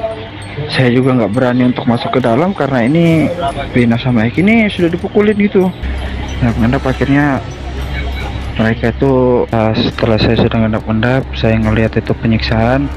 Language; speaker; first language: Indonesian; native; Indonesian